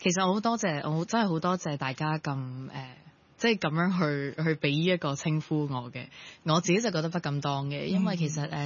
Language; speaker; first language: Cantonese; native; Cantonese